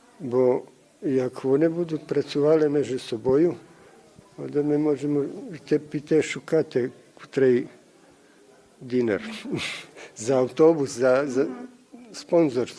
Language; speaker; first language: Ukrainian; early bilingual, heritage; Ukrainian